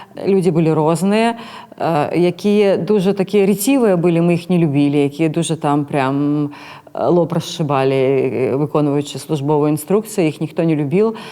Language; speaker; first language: Belarusian; non-native, local second language; Russian